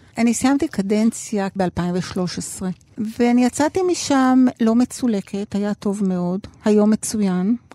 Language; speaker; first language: Hebrew; early bilingual, other home language; Spanish